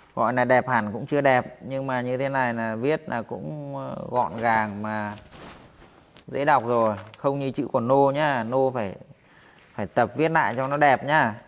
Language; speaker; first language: Vietnamese; native; Vietnamese